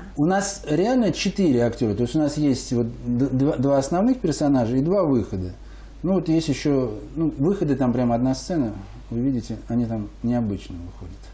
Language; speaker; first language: Russian; native; Russian